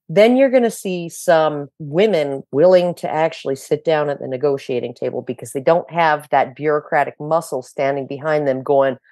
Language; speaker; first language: English; native; English